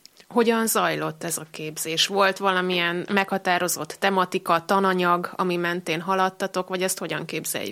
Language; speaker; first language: Hungarian; native; Hungarian